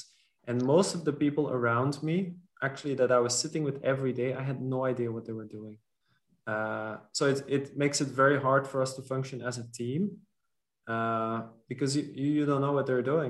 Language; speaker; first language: English; non-native, fluent; Dutch